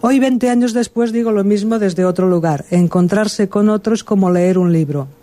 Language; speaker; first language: Spanish; non-native, local second language; Catalan